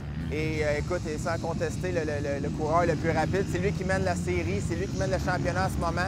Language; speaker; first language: French; native; French